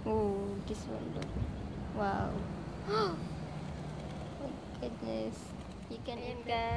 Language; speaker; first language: English; non-native, learner; Filipino